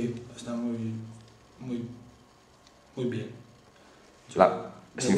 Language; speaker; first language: Spanish; non-native, learner; Lithuanian